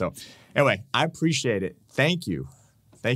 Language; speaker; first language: English; native; English